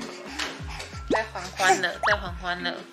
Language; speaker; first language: Chinese; native; Chinese